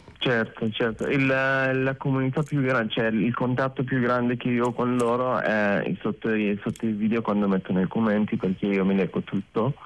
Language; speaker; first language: Italian; non-native, learner; Persian